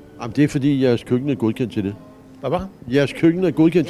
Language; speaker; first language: Danish; native; Danish